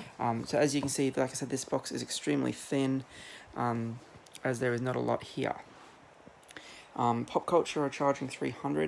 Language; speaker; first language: English; native; English